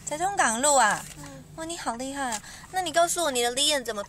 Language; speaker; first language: Chinese; native; Chinese